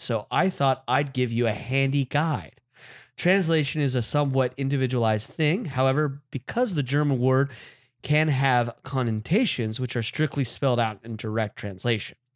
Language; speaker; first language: English; native; English